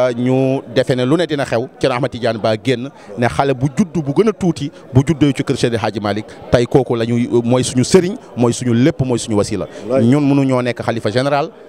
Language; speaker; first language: Wolof; non-native, local second language; Fula